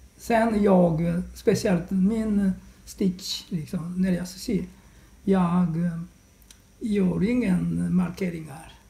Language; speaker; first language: Swedish; non-native, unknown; Japanese